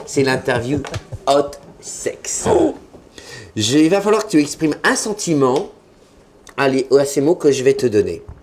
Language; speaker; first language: French; native; French